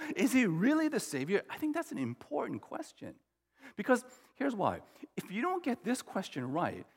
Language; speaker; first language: English; native; English